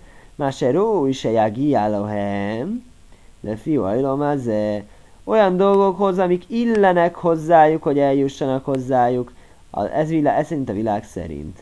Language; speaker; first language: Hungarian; native; Hungarian